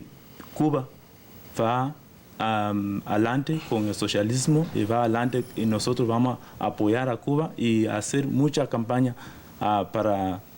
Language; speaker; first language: Spanish; non-native, learner; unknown